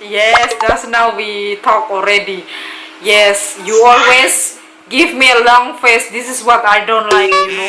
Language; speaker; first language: English; non-native, local second language; Indonesian